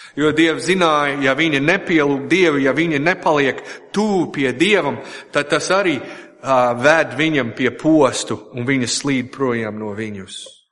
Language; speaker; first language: Latvian; non-native, fluent; English